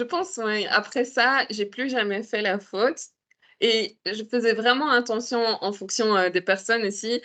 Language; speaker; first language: French; native; French